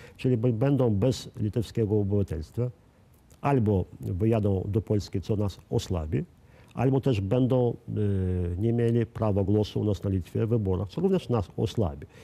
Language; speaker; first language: Polish; native; Polish